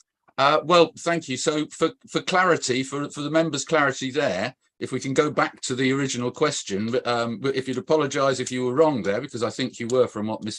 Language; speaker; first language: English; native; English